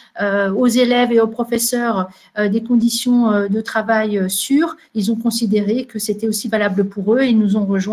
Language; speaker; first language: French; native; French